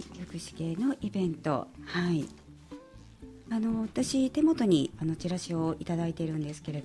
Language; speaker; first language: Japanese; native; Japanese